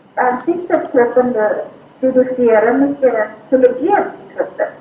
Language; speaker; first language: Swedish; non-native, fluent; Thai